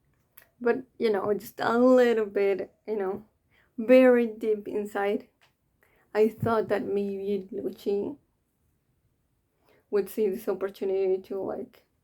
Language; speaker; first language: English; native; English